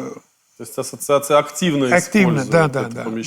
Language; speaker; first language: Russian; native; Russian